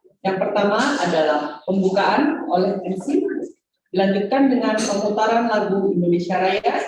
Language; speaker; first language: Indonesian; native; Indonesian